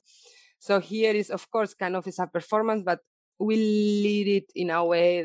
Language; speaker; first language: English; non-native, fluent; Spanish